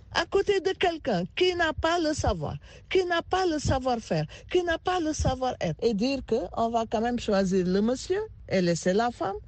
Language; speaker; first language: French; non-native, local second language; Wolof